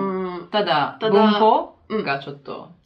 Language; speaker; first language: Japanese; non-native, fluent; Italian